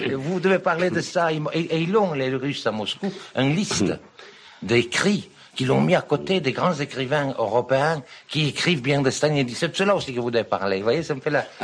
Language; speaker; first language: French; non-native, fluent; Serbian